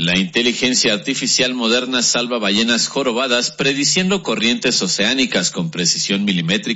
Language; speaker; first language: Spanish; native; Spanish